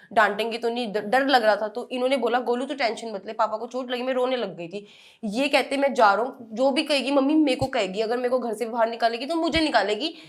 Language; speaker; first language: Hindi; native; Hindi